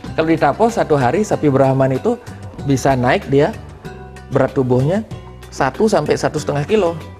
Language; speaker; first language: Indonesian; non-native, local second language; Balinese